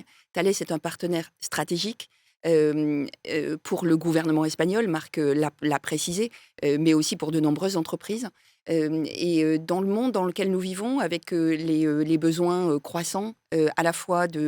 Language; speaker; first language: French; native; French